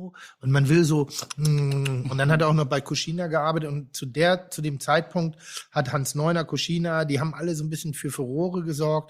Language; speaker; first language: German; native; German